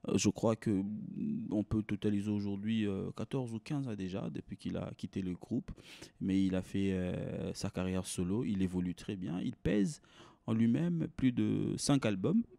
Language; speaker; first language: French; non-native, local second language; Lingala